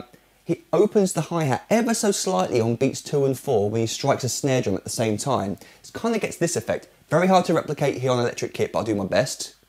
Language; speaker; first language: English; native; English